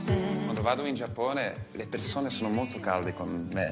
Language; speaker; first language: Italian; non-native, fluent; English